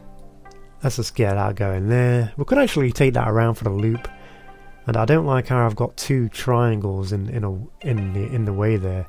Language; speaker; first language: English; native; English